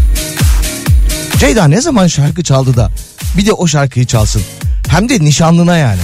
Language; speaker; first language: Turkish; native; Turkish